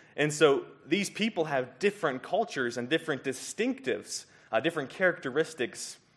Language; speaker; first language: English; native; English